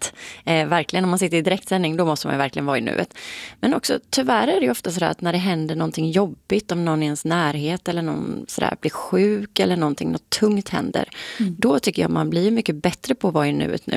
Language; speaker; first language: Swedish; native; Swedish